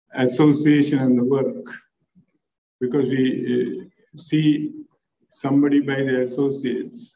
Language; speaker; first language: English; non-native, local second language; Tamil